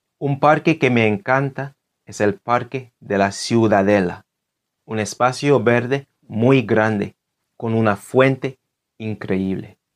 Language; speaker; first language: Spanish; non-native, fluent; English